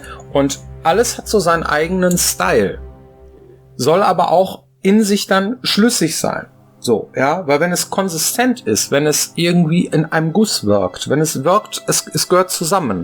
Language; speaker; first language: German; native; German